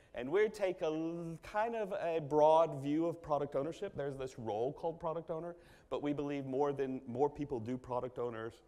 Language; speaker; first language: English; native; English